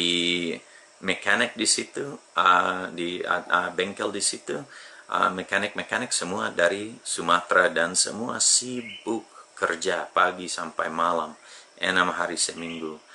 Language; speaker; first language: Indonesian; non-native, fluent; English